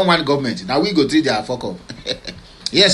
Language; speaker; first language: English; non-native, local second language; Igbo